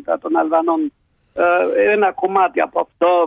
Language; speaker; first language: Greek; non-native, fluent; Albanian